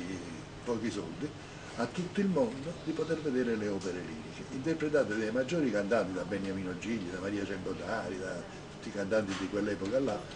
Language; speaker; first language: Italian; native; Italian